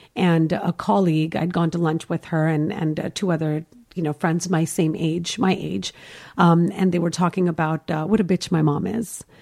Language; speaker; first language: English; early bilingual, heritage; Hindi